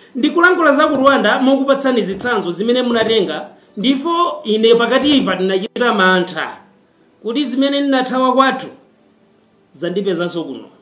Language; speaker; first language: Nyanja; non-native, fluent; Kinyarwanda